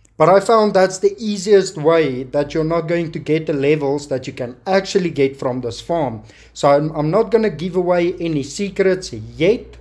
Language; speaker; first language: English; non-native, local second language; Afrikaans